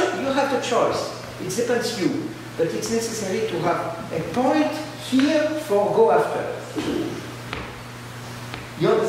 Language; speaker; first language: English; non-native, learner; French